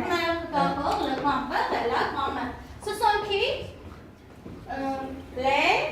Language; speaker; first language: French; non-native, fluent; Armenian